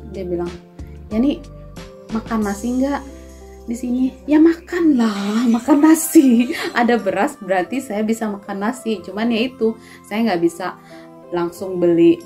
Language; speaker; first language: Indonesian; native; Indonesian